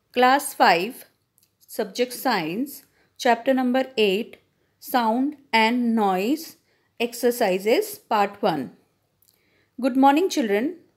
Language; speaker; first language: English; non-native, local second language; Hindi